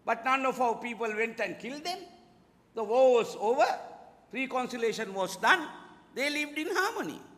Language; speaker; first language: English; non-native, local second language; Sinhala